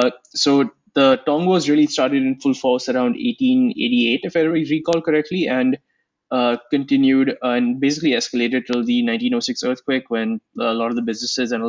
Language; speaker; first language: English; non-native, local second language; Hindi